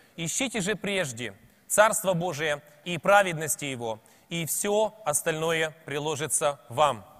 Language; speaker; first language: Russian; native; Russian